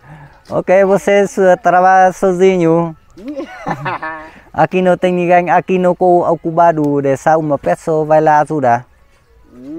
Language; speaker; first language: Portuguese; non-native, learner; Vietnamese